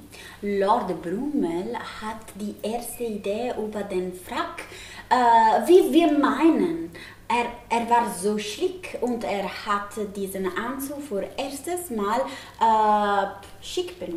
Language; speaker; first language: German; non-native, learner; Italian